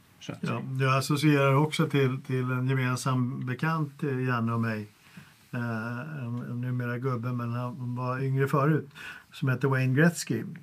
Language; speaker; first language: Swedish; native; Swedish